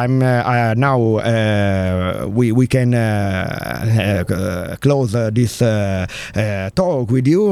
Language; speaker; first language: English; non-native, learner; Italian